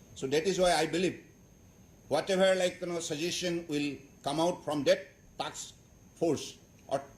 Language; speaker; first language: English; non-native, local second language; Assamese